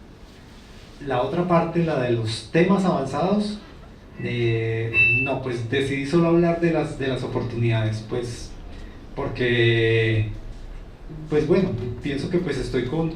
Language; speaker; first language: Spanish; native; Spanish